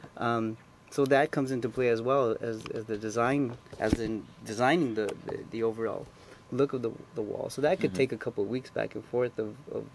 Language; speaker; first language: English; native; English